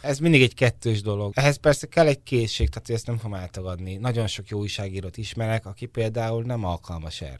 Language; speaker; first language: Hungarian; native; Hungarian